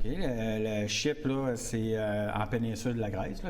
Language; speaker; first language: French; native; French